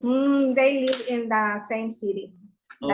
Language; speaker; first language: English; non-native, learner; Spanish